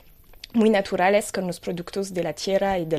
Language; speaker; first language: Spanish; non-native, fluent; French